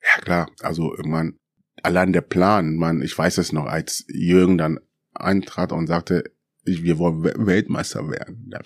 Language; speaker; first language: German; early bilingual, other home language; Akan